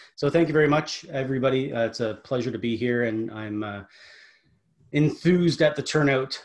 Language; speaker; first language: English; native; English